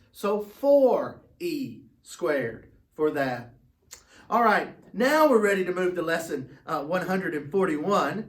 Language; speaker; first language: English; native; English